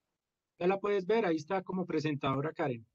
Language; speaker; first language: Spanish; native; Spanish